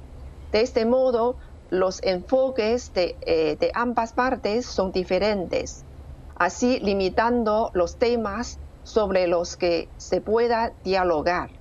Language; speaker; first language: Spanish; non-native, fluent; Chinese